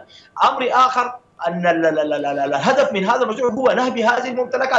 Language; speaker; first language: Arabic; native; Arabic